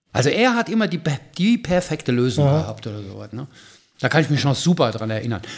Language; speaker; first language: German; native; German